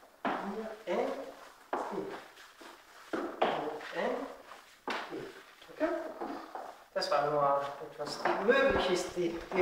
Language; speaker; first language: German; non-native, fluent; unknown